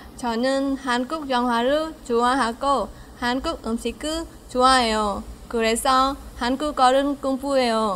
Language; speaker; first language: Korean; non-native, learner; Vietnamese